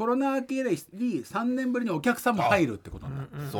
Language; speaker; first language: Japanese; native; Japanese